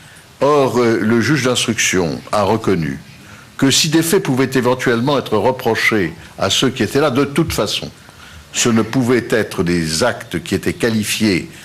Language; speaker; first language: French; native; French